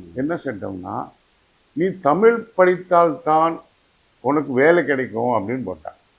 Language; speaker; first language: Tamil; non-native, local second language; Telugu